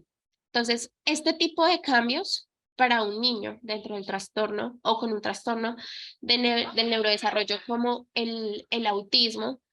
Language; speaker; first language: Spanish; native; Spanish